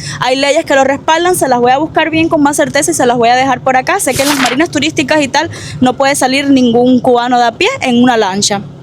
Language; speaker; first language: Spanish; native; Spanish